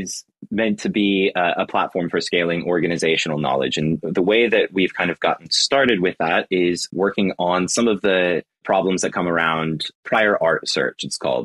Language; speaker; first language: English; native; English